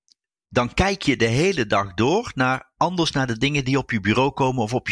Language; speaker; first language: Dutch; native; Dutch